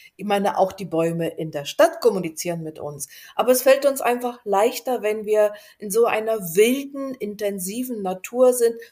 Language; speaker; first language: German; non-native, fluent; Bulgarian